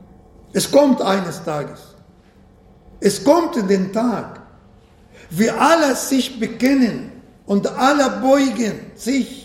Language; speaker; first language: German; non-native, fluent; Arabic